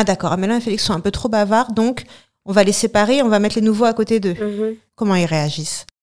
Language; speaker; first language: French; native; French